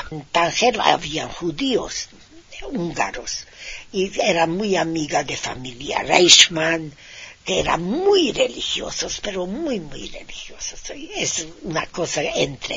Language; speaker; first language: Spanish; non-native, fluent; Hungarian